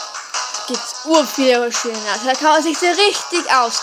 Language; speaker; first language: German; native; German